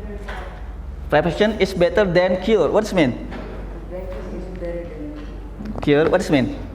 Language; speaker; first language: English; non-native, learner; Indonesian